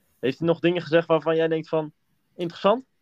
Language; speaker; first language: Dutch; native; Dutch